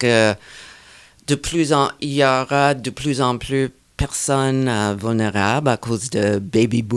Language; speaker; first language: French; non-native, fluent; English